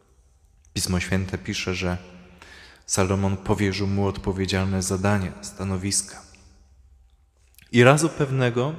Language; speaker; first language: Polish; native; Polish